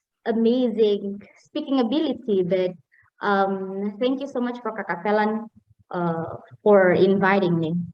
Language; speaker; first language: English; non-native, fluent; Indonesian